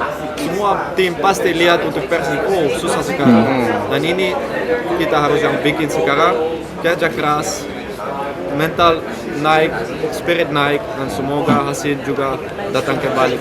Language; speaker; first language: Indonesian; non-native, fluent; Dutch